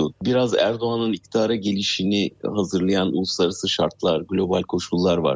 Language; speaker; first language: Turkish; native; Turkish